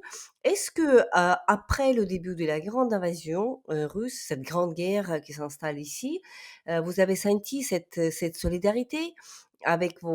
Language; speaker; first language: French; non-native, fluent; Ukrainian